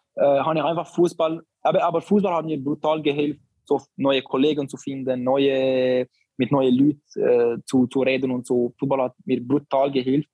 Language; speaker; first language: German; non-native, learner; Albanian